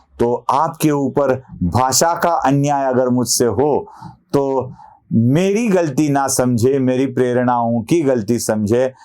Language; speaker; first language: Hindi; non-native, local second language; Marathi